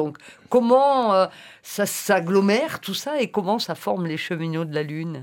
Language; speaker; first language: French; native; French